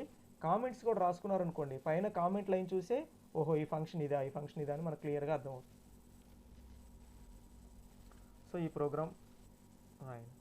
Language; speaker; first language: Telugu; native; Telugu